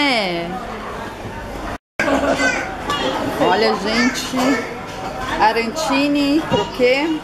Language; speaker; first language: Portuguese; native; Portuguese